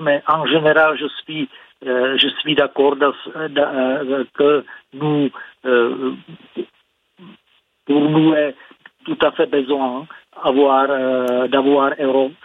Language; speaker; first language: French; non-native, fluent; Czech